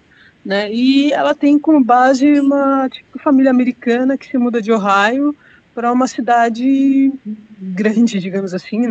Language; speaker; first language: Portuguese; native; Portuguese